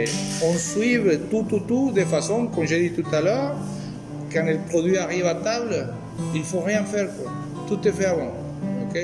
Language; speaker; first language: French; non-native, fluent; Spanish